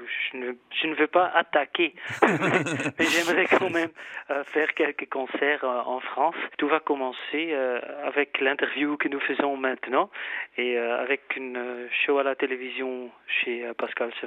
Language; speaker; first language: French; non-native, fluent; Dutch